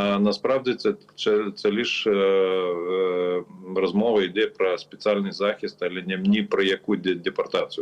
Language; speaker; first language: Ukrainian; non-native, learner; Lithuanian